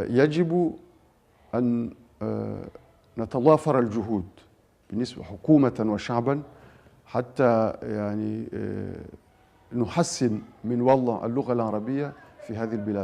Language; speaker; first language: Arabic; non-native, local second language; Comorian